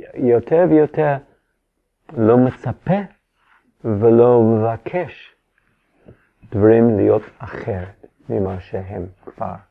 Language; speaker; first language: Hebrew; non-native, fluent; English